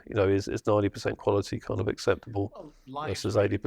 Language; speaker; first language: English; native; English